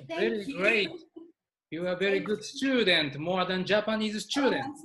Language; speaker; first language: English; non-native, learner; Japanese